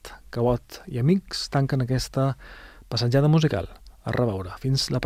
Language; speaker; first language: Catalan; native; Catalan